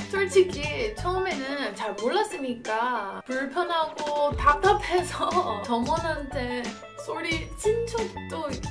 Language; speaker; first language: Korean; non-native, fluent; English